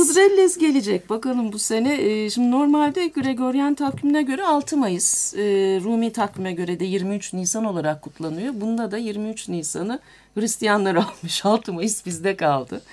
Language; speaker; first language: Turkish; native; Turkish